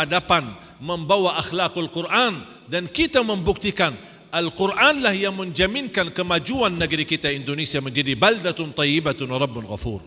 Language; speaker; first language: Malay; non-native, fluent; Arabic